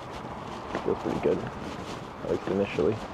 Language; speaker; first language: English; native; English